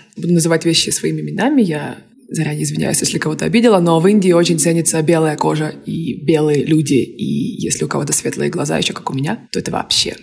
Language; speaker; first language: Russian; native; Russian